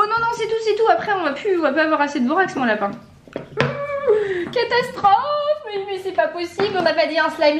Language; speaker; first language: French; native; French